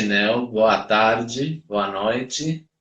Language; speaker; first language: Portuguese; non-native, fluent; Romanian